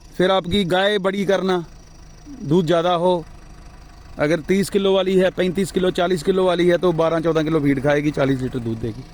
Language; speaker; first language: Hindi; non-native, local second language; Punjabi